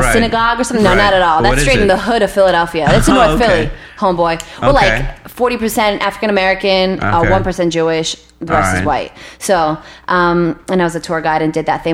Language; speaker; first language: English; early bilingual, other home language; Hebrew